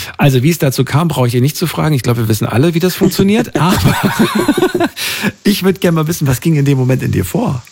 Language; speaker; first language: German; native; German